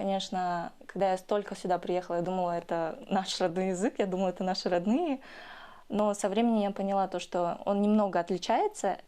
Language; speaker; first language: Russian; early bilingual, other home language; Kyrgyz